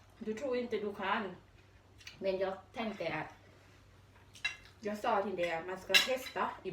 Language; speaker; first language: Swedish; non-native, learner; Thai